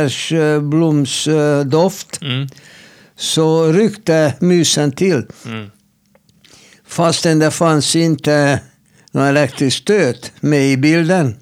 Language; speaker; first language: Swedish; non-native, fluent; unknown